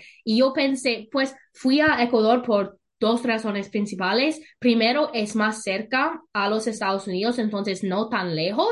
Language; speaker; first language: Spanish; non-native, learner; English